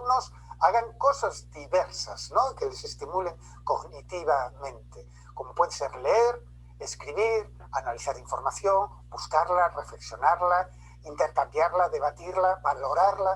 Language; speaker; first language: Spanish; native; Spanish